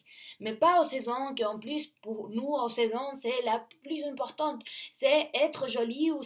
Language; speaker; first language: French; non-native, learner; Spanish